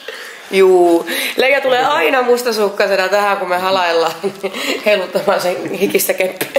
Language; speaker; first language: Finnish; native; Finnish